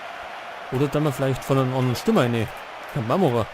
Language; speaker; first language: German; native; German